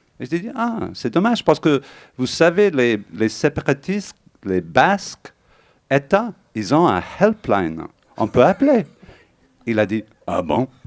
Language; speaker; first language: French; non-native, fluent; English